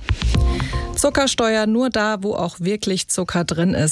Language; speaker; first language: German; native; German